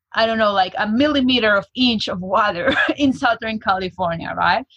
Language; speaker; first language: English; non-native, fluent; Spanish